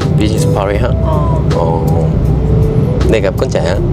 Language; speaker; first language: Vietnamese; non-native, learner; Korean